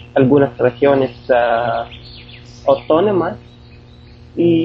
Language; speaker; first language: Spanish; non-native, fluent; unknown